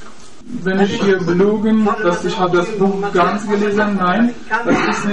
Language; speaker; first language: German; non-native, learner; Persian